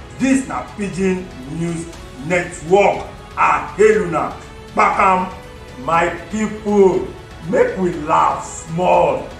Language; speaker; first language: Nigerian Pidgin; non-native, local second language; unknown